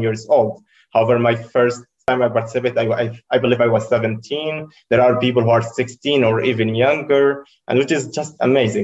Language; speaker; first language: English; non-native, fluent; Arabic